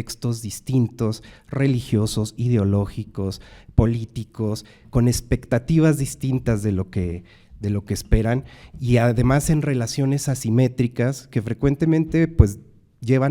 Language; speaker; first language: Spanish; native; Spanish